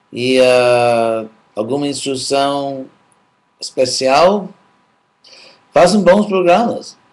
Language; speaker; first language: Portuguese; non-native, fluent; English